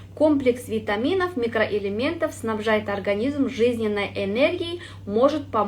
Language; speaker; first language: Russian; non-native, local second language; Kazakh